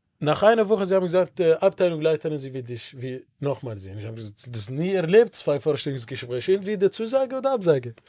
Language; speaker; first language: German; non-native, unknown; Arabic